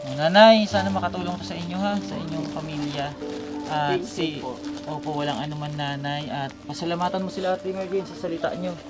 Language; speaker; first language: Filipino; native; Filipino